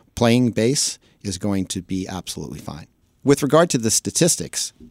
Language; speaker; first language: English; native; English